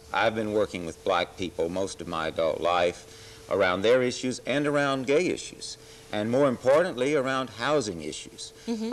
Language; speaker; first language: English; native; English